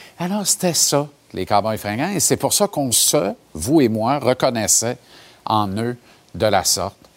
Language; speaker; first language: French; native; French